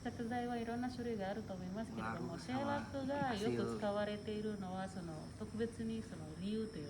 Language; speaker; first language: Japanese; non-native, fluent; Indonesian